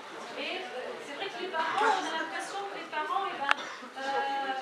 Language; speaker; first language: French; native; French